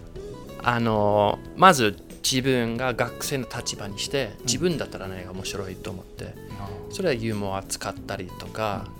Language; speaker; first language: Japanese; non-native, fluent; English